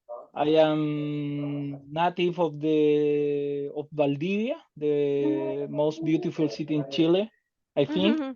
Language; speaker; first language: English; non-native, learner; Spanish